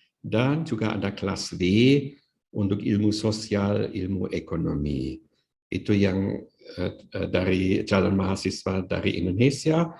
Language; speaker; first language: Indonesian; non-native, fluent; German